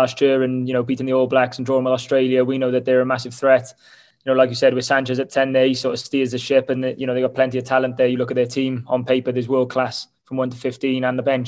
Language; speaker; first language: English; native; English